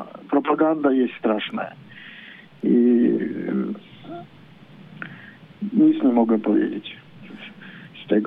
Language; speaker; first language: Polish; non-native, learner; Ukrainian